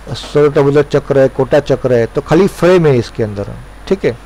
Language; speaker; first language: Hindi; non-native, local second language; Gujarati